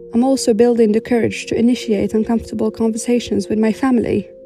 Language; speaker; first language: English; non-native, fluent; Arabic